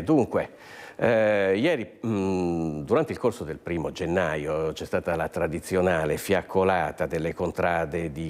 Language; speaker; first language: Italian; native; Italian